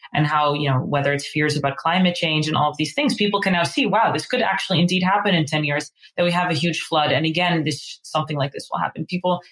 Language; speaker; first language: English; non-native, fluent; Dutch